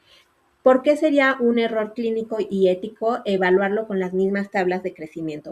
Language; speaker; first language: Spanish; native; Spanish